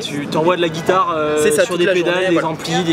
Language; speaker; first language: French; native; French